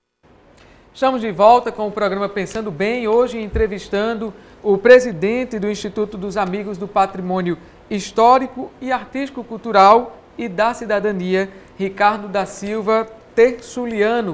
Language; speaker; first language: Portuguese; native; Portuguese